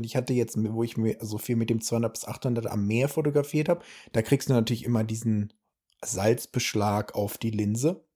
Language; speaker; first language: German; early bilingual, heritage; German